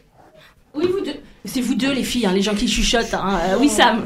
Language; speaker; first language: French; native; French